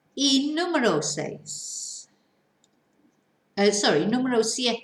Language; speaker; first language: Spanish; non-native, fluent; English